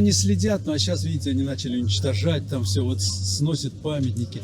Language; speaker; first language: Russian; native; Russian